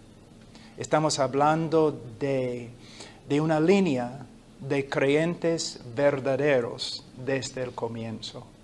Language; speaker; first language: Spanish; non-native, fluent; English